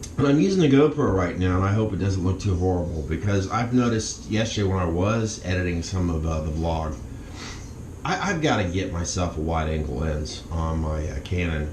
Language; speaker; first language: English; native; English